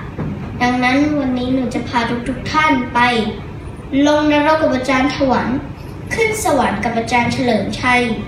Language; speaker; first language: Thai; early bilingual, heritage; Thai